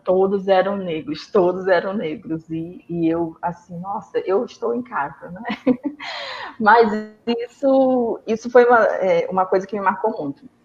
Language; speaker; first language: Portuguese; native; Portuguese